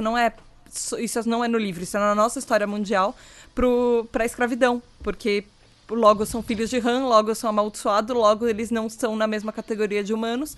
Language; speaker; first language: Portuguese; native; Portuguese